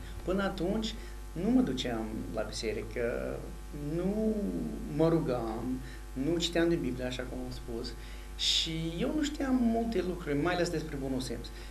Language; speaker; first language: Romanian; non-native, fluent; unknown